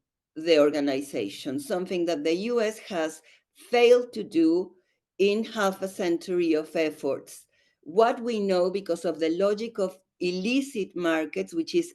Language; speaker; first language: English; non-native, fluent; Spanish